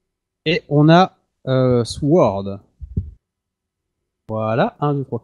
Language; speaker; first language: French; native; French